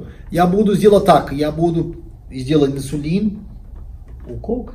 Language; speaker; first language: Russian; non-native, learner; Portuguese